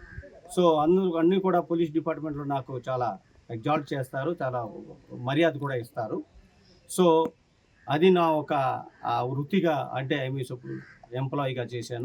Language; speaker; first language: Telugu; native; Telugu